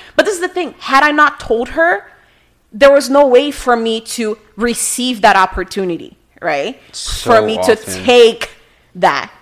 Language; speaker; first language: English; non-native, fluent; Portuguese